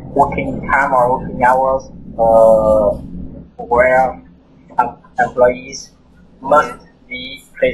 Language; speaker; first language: English; non-native, learner; Vietnamese